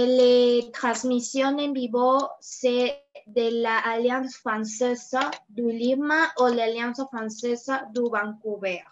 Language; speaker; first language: French; non-native, learner; Spanish